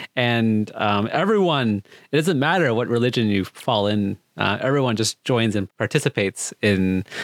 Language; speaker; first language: English; native; English